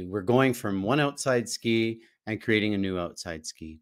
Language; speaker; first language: English; native; English